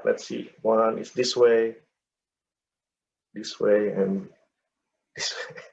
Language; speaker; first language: English; non-native, fluent; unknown